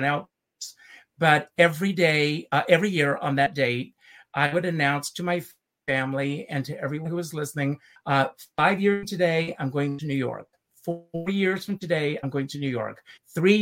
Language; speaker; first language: English; native; English